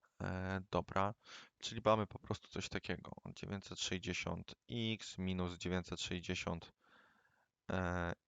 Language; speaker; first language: Polish; native; Polish